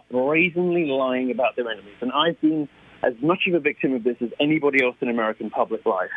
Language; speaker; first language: English; native; English